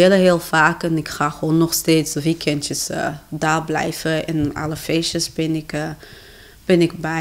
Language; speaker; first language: Dutch; non-native, fluent; Kinyarwanda